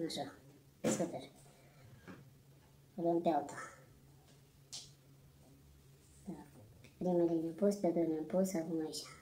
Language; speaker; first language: Romanian; non-native, learner; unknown